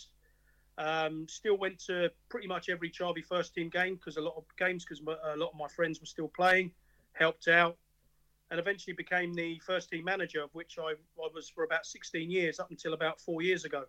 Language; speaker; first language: English; native; English